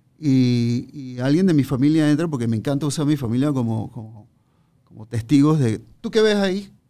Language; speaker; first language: Spanish; native; Spanish